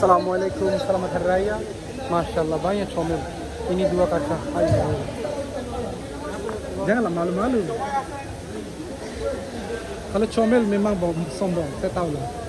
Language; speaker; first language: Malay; non-native, learner; Bangla